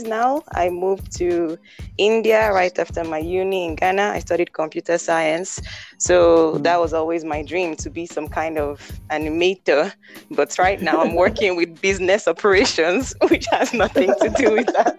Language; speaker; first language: English; non-native, local second language; Igbo